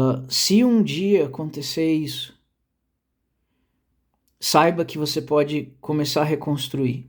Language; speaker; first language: Portuguese; native; Portuguese